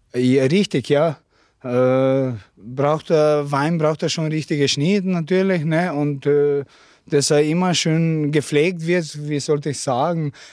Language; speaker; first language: German; non-native, learner; Slovenian